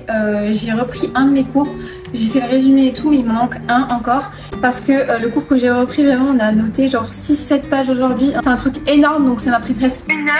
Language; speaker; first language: French; native; French